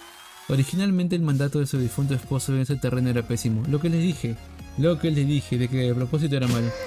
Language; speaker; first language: Spanish; native; Spanish